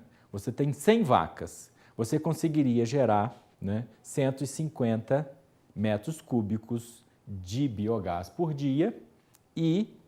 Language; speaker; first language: Portuguese; native; Portuguese